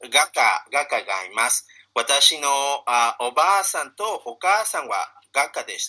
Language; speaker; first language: Japanese; non-native, learner; Spanish